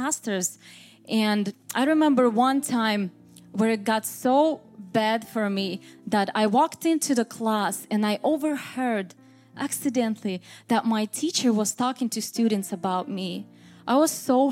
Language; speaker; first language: English; non-native, fluent; Russian